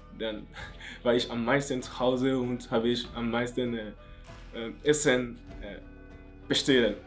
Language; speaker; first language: German; non-native, learner; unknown